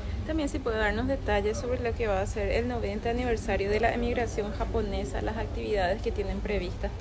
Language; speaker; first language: Spanish; native; Spanish